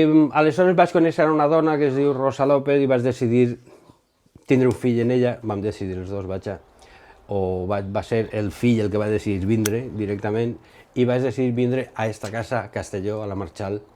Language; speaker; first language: Catalan; native; Catalan